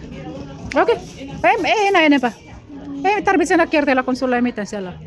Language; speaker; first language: Finnish; non-native, learner; Bikol